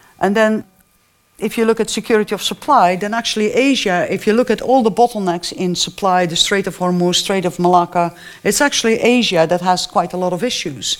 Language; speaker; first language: English; non-native, fluent; Dutch